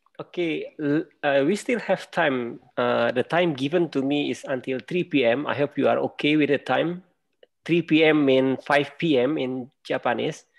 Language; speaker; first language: English; non-native, fluent; Indonesian